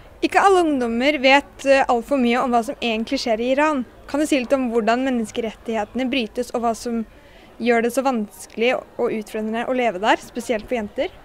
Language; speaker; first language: Norwegian; native; Norwegian